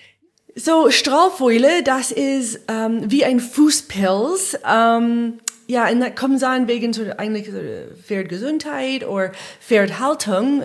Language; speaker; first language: German; non-native, learner; English